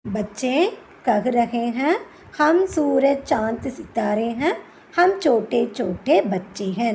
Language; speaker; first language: Hindi; non-native, local second language; Tamil